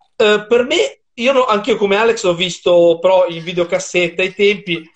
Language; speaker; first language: Italian; native; Italian